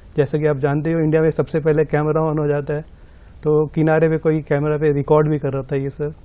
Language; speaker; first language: Hindi; native; Hindi